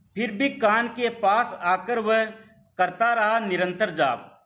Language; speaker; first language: Hindi; native; Hindi